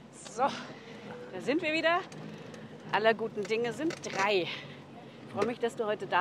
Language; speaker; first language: German; native; German